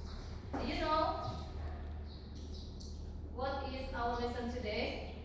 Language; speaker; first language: English; non-native, learner; Indonesian